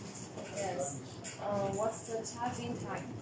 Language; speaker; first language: English; non-native, learner; Chinese